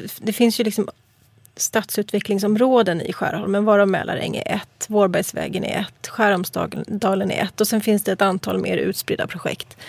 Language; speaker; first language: Swedish; native; Swedish